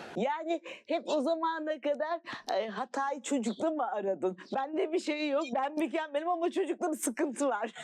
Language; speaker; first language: Turkish; native; Turkish